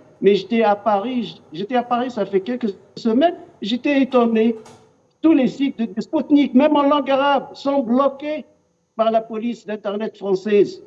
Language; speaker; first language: French; non-native, fluent; Arabic